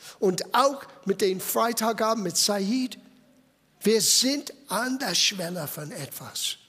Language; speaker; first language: German; non-native, fluent; English